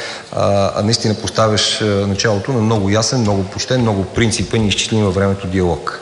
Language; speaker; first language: Bulgarian; native; Bulgarian